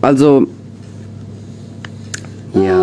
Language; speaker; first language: German; early bilingual, other home language; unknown